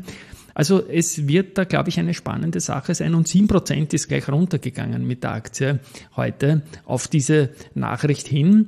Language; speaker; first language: German; native; German